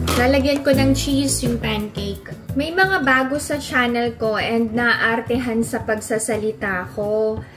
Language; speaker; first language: Filipino; native; Filipino